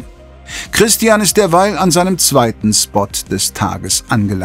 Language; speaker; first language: German; native; German